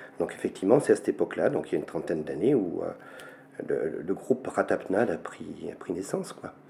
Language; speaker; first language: French; native; French